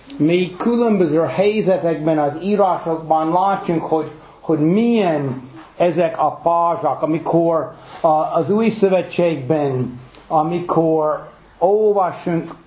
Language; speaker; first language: Hungarian; early bilingual, heritage; English